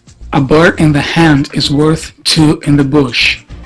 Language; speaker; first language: English; non-native, fluent; Portuguese